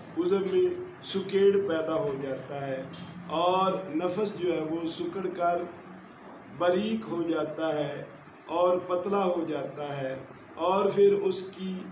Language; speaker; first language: Urdu; non-native, local second language; Punjabi